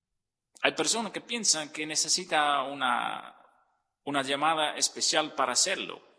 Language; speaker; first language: Spanish; non-native, fluent; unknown